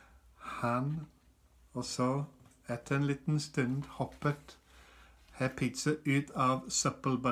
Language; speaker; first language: Norwegian; non-native, fluent; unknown